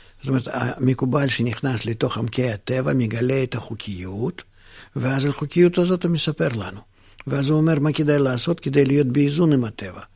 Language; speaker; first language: Hebrew; non-native, fluent; Russian